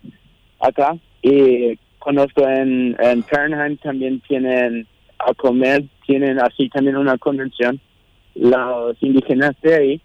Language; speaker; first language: Spanish; non-native, local second language; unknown